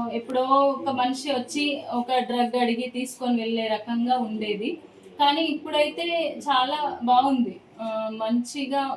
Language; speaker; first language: Telugu; native; Telugu